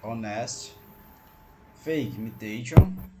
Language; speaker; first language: English; non-native, learner; Portuguese